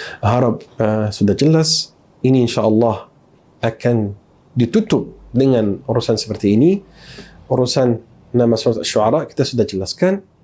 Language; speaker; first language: Malay; non-native, fluent; Arabic